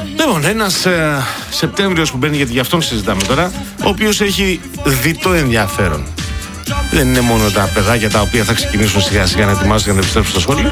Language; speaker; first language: Greek; native; Greek